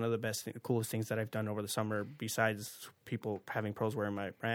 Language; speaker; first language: English; native; English